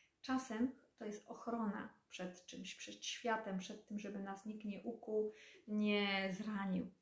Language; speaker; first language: Polish; native; Polish